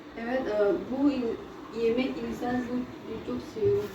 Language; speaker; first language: Turkish; non-native, learner; Lao